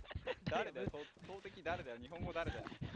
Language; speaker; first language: Japanese; native; Japanese